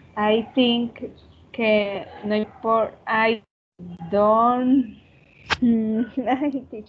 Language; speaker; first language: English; non-native, learner; Spanish